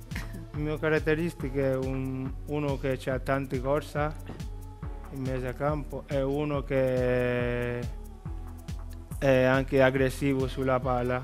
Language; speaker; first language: Italian; non-native, learner; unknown